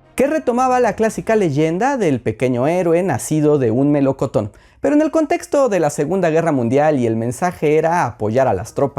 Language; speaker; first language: Spanish; native; Spanish